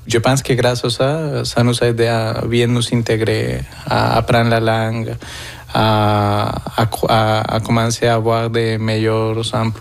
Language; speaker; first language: French; non-native, fluent; Spanish